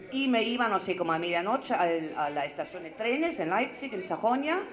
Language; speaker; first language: Spanish; non-native, fluent; German